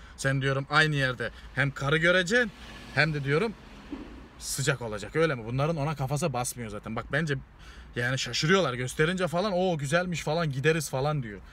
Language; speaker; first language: Turkish; native; Turkish